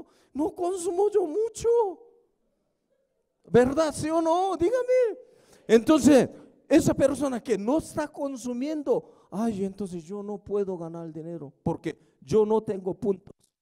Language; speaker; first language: Spanish; non-native, fluent; Korean